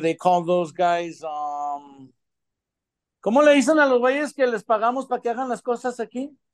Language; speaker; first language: Spanish; early bilingual, heritage; Spanish